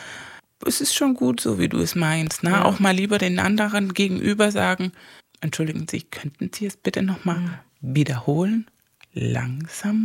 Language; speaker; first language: German; non-native, fluent; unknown